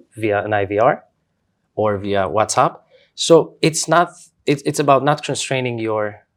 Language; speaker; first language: English; non-native, fluent; Romanian